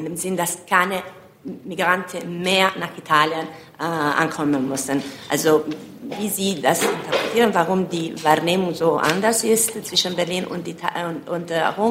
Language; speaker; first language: German; non-native, fluent; Italian